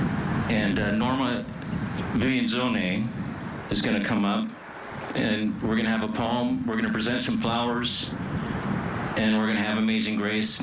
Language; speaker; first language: English; native; English